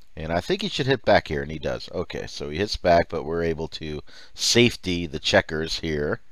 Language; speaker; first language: English; early bilingual, other home language; Finnish